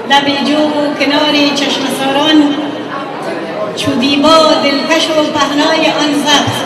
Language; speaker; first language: Persian; native; Persian